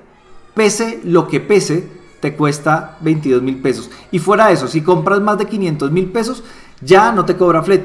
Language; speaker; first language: Spanish; native; Spanish